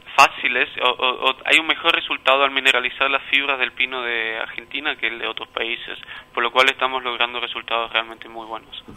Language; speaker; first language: Spanish; non-native, fluent; German